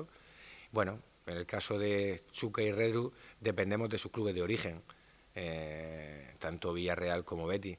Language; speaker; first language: Spanish; native; Spanish